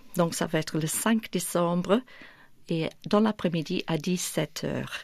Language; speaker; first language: French; non-native, fluent; English